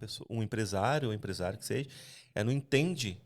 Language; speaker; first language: Portuguese; native; Portuguese